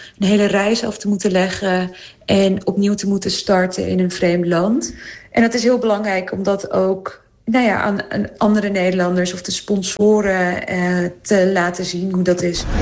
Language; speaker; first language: Dutch; early bilingual, other home language; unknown